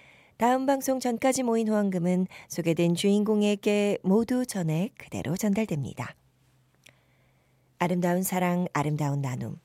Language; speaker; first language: Korean; native; Korean